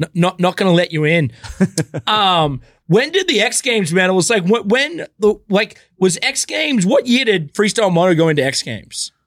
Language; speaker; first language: English; native; English